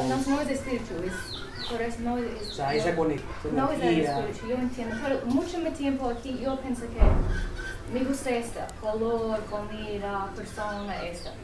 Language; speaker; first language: Spanish; non-native, learner; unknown